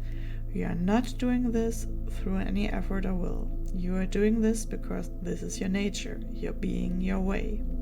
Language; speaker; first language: English; non-native, fluent; German